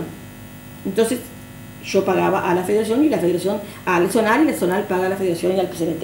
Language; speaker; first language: Spanish; native; Spanish